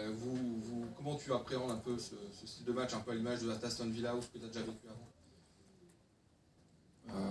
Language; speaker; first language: French; native; French